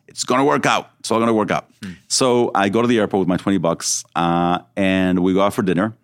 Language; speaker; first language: English; early bilingual, other home language; Hebrew